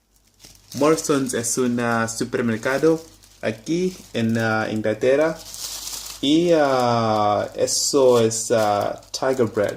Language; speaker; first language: Spanish; non-native, learner; English